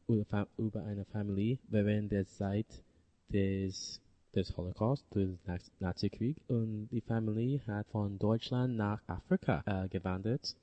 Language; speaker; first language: German; non-native, learner; English